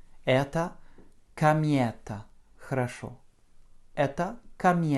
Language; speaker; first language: Russian; non-native, fluent; French